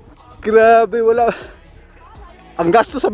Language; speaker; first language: Filipino; native; Filipino